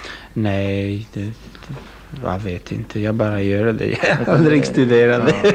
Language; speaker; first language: Swedish; non-native, fluent; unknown